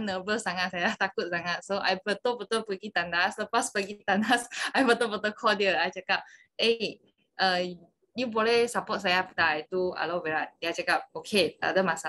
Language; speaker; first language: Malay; non-native, local second language; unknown